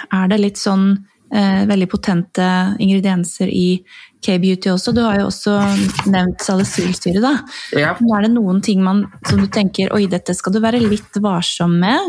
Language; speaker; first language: Norwegian; native; Norwegian